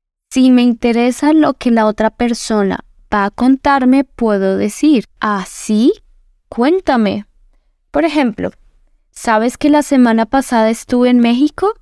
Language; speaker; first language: Spanish; native; Spanish